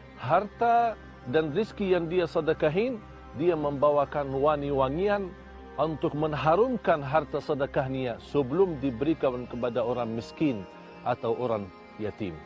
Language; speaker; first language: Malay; non-native, fluent; Arabic